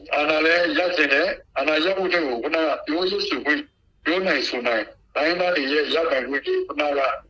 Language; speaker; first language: Burmese; non-native, local second language; Karen languages